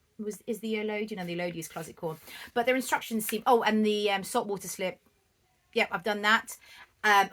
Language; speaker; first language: English; native; English